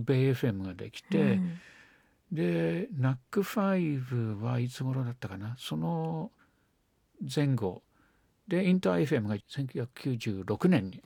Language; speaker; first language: Japanese; non-native, fluent; English